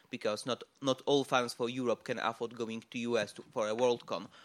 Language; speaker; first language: English; non-native, fluent; Polish